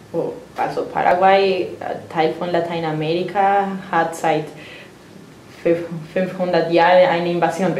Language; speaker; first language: German; non-native, fluent; Spanish